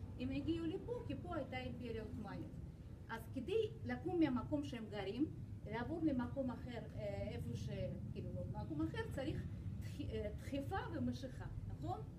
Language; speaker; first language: Hebrew; non-native, fluent; Russian